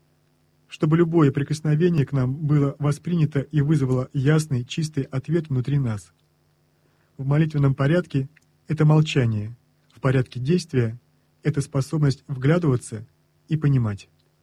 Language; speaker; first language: Russian; native; Russian